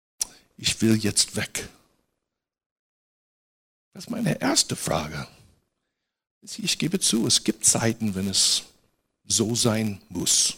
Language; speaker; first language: German; non-native, fluent; English